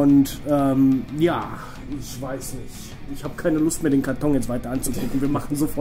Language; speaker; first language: German; native; German